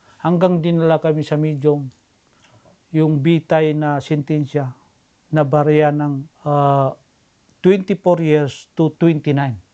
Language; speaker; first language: Filipino; non-native, local second language; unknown